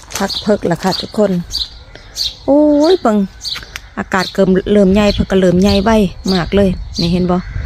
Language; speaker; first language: Thai; native; Thai